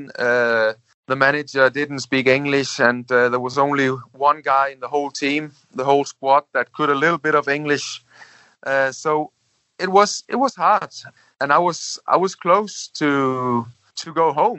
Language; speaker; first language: English; non-native, fluent; Danish